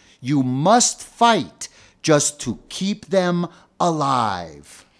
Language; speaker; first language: English; native; English